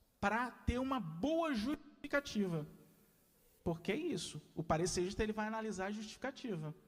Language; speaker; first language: Portuguese; native; Portuguese